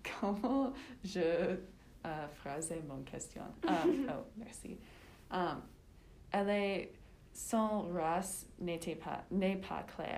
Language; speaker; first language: French; non-native, learner; English